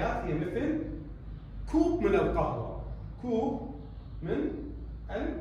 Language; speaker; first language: Arabic; native; Arabic